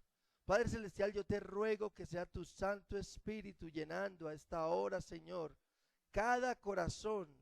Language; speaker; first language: Spanish; native; Spanish